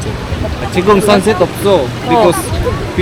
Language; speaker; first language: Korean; non-native, learner; Filipino